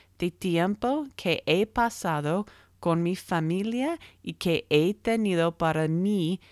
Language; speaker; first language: Spanish; non-native, learner; English